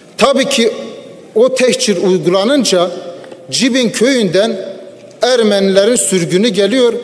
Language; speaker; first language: Turkish; non-native, local second language; Kurdish